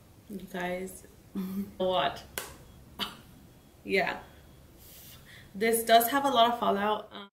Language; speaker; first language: English; early bilingual, other home language; Spanish